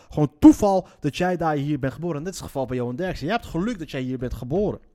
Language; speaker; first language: Dutch; early bilingual, other home language; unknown